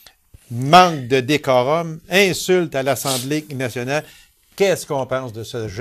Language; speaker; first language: French; native; French